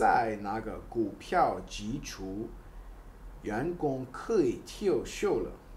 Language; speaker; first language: Chinese; non-native, learner; English